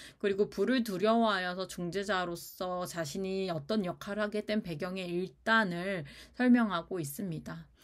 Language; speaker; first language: Korean; native; Korean